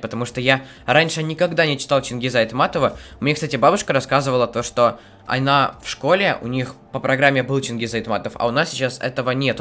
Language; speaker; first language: Russian; native; Russian